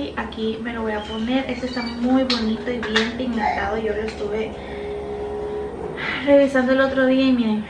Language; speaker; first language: Spanish; native; Spanish